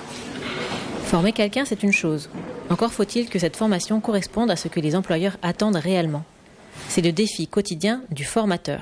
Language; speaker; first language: French; native; French